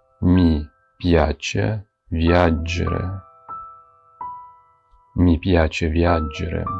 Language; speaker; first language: Italian; non-native, fluent; Ukrainian